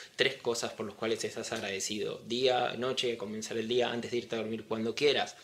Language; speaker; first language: Spanish; native; Spanish